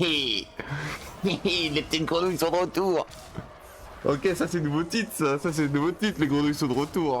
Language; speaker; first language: French; native; French